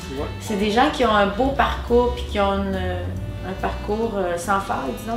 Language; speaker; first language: French; native; French